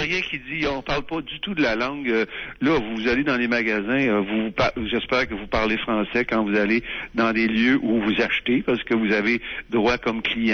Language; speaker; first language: French; native; French